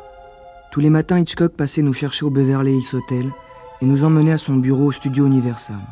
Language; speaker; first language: French; native; French